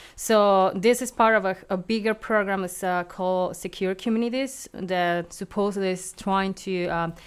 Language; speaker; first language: English; non-native, fluent; Spanish